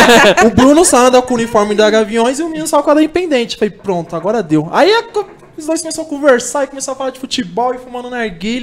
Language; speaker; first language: Portuguese; native; Portuguese